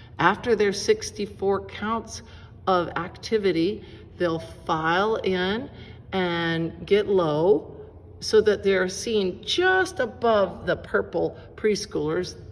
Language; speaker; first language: English; native; English